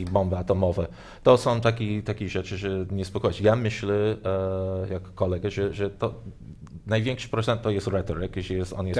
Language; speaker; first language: Polish; non-native, learner; English